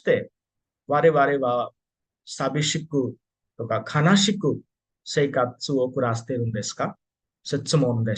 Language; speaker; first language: Japanese; non-native, fluent; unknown